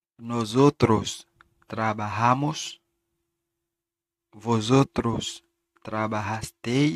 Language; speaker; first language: Spanish; non-native, fluent; Haitian Creole